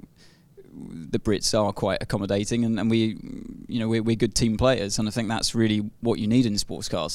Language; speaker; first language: English; native; English